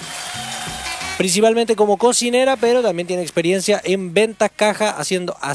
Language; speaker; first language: Spanish; native; Spanish